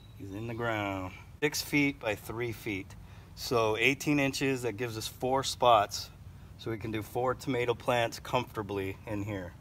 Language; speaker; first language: English; native; English